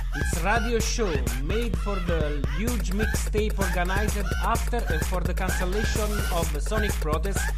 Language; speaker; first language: English; non-native, fluent; Italian